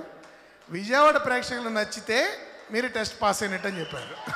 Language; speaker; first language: Telugu; native; Telugu